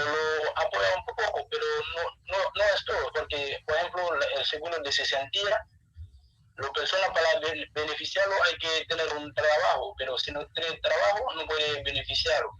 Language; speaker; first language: Spanish; non-native, learner; Haitian Creole